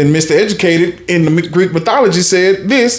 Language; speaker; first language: English; native; English